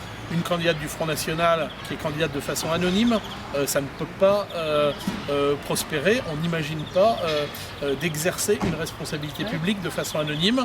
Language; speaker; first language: French; native; French